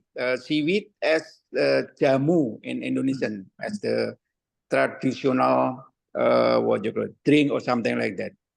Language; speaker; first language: English; non-native, learner; Indonesian